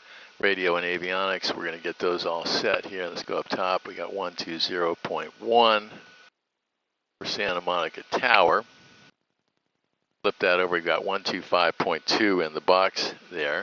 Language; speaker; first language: English; native; English